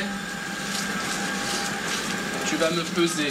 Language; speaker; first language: French; native; French